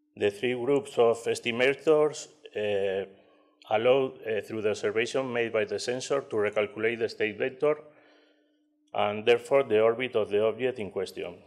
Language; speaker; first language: English; non-native, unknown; Spanish